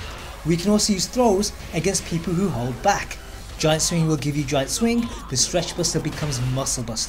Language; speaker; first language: English; native; English